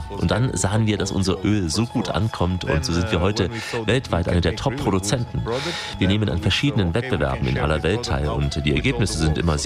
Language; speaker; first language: German; native; German